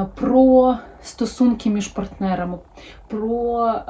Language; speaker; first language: Ukrainian; non-native, local second language; Russian